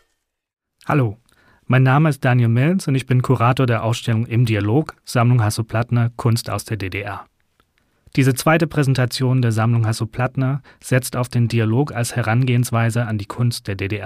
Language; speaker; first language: German; native; German